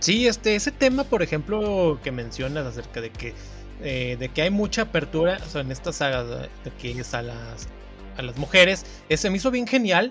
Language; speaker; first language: Spanish; native; Spanish